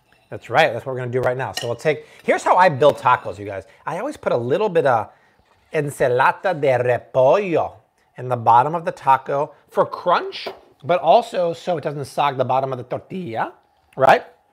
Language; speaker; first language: English; native; English